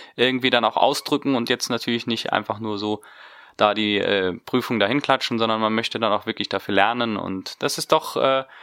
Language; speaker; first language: German; early bilingual, heritage; Spanish